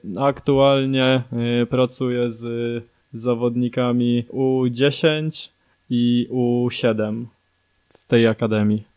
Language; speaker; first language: Polish; native; Polish